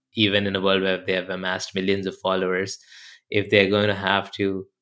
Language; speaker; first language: English; non-native, local second language; Hindi